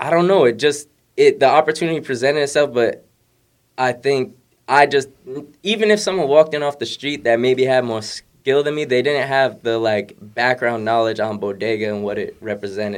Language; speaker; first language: English; native; English